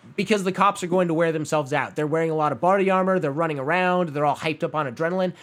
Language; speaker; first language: English; native; English